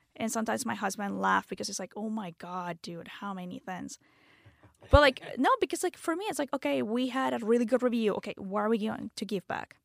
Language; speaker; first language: English; non-native, fluent; Spanish